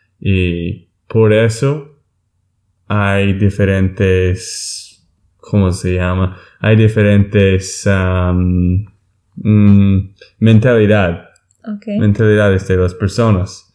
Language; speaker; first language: Spanish; non-native, learner; English